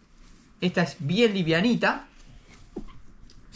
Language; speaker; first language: Spanish; native; Spanish